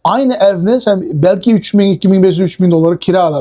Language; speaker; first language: Turkish; non-native, learner; Uyghur